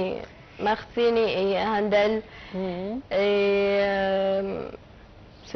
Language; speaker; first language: French; non-native, learner; Arabic